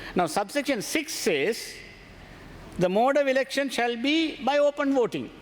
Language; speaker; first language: English; non-native, local second language; Sinhala